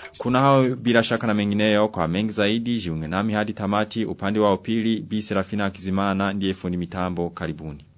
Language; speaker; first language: Swahili; non-native, local second language; Rundi